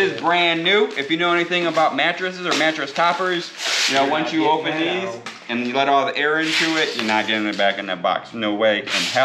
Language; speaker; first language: English; native; English